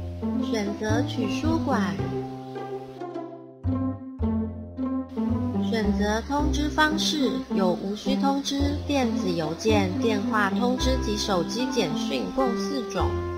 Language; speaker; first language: Chinese; native; Chinese